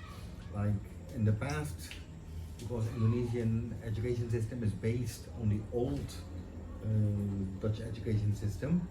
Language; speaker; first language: English; non-native, fluent; Dutch